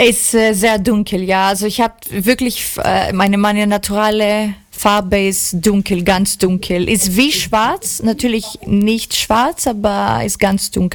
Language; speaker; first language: German; non-native, learner; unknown